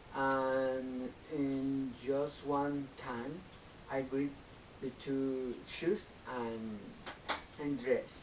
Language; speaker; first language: English; non-native, learner; Spanish